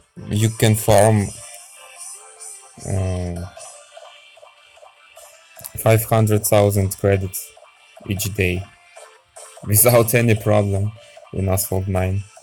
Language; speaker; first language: English; non-native, learner; Russian